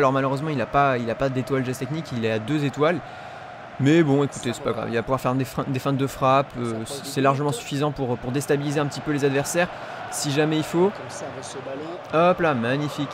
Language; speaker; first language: French; native; French